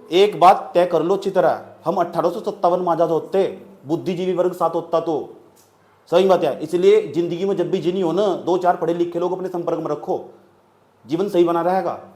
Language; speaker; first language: Hindi; native; Hindi